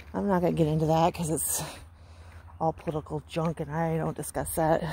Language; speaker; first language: English; native; English